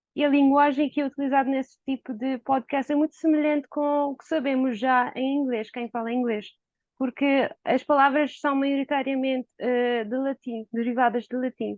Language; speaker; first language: Portuguese; non-native, fluent; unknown